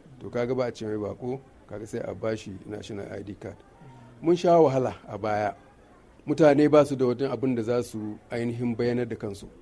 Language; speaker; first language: Hausa; non-native, local second language; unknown